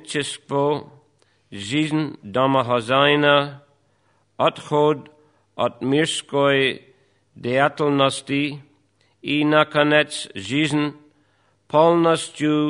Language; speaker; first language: Russian; non-native, fluent; English